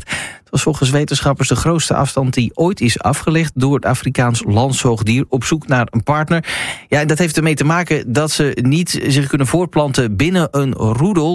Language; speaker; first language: Dutch; native; Dutch